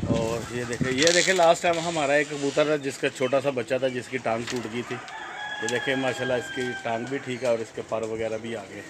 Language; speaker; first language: Hindi; non-native, local second language; Punjabi